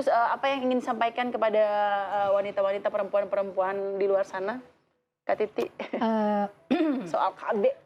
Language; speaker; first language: Indonesian; native; Indonesian